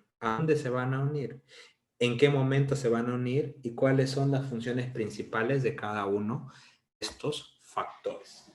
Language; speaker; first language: Spanish; native; Spanish